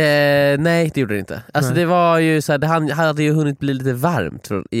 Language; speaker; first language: Swedish; native; Swedish